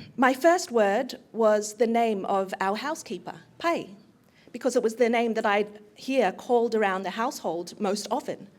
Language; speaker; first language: English; early bilingual, other home language; Thai